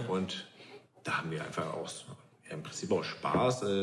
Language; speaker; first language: German; non-native, fluent; Danish